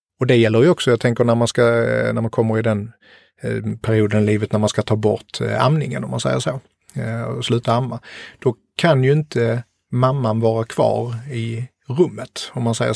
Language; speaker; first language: Swedish; native; Swedish